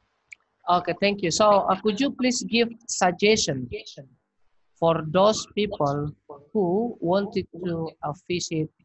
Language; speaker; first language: English; non-native, fluent; Indonesian